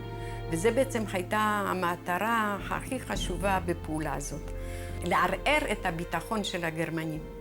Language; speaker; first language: Hebrew; non-native, fluent; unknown